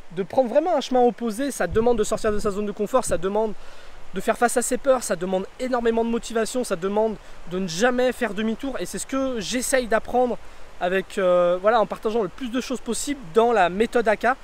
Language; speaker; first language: French; native; French